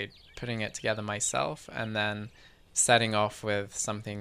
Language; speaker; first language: English; native; English